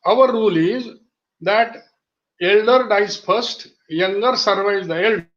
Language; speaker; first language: English; non-native, local second language; Marathi